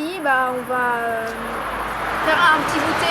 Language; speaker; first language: French; early bilingual, heritage; Arabic